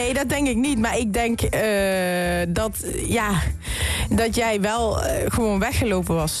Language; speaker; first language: Dutch; native; Dutch